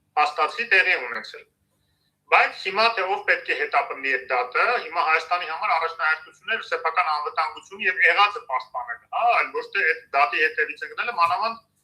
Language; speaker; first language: Armenian; native; Armenian